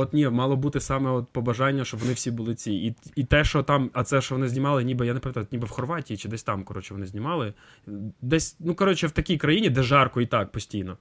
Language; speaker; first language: Ukrainian; native; Ukrainian